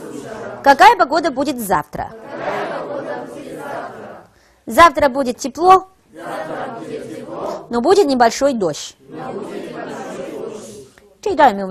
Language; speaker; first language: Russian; non-native, fluent; Chinese